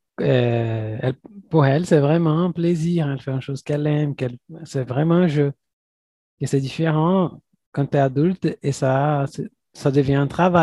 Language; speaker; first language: French; non-native, fluent; Portuguese